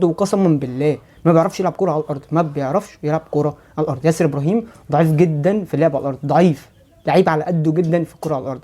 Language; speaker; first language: Arabic; native; Arabic